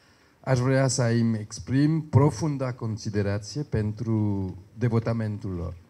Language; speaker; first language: Romanian; non-native, learner; French